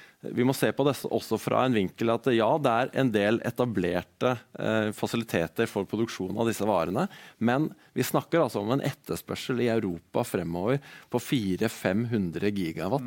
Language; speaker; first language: Norwegian; native; Norwegian